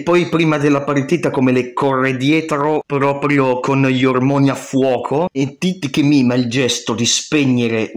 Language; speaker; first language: Italian; native; Italian